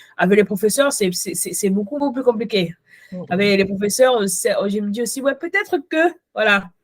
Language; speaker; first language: French; early bilingual, other home language; Ghomala